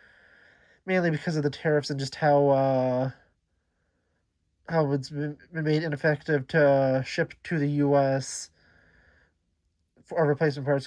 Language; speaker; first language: English; native; English